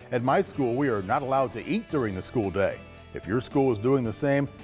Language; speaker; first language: English; native; English